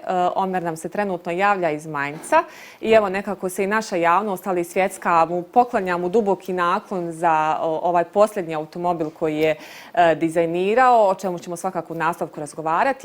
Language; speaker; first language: Bosnian; native; Bosnian